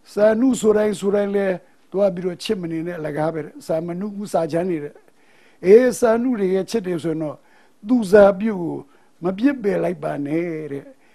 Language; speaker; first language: Burmese; native; Burmese